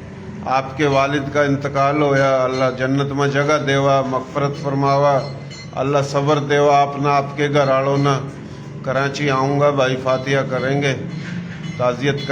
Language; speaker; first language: Hindi; non-native, local second language; Marwari